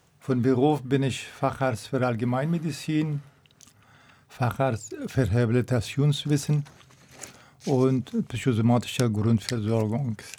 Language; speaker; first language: German; non-native, fluent; Persian